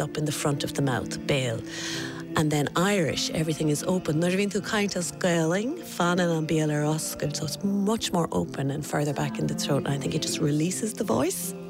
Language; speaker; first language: English; native; English